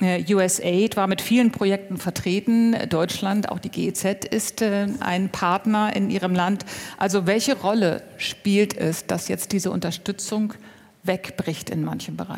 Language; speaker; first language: German; native; German